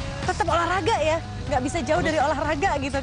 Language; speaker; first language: Indonesian; native; Indonesian